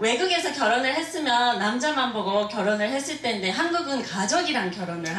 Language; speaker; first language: Korean; non-native, fluent; English